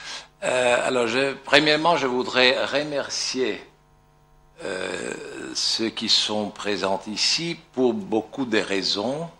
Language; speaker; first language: French; non-native, fluent; Italian